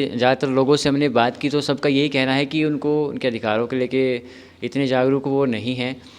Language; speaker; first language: Hindi; native; Hindi